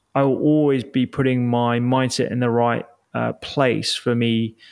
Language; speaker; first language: English; native; English